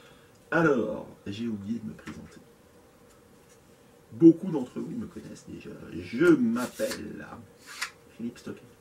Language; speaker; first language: French; native; French